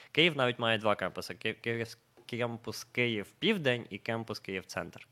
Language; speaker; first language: Ukrainian; native; Ukrainian